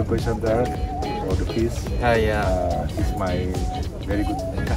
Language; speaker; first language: English; non-native, learner; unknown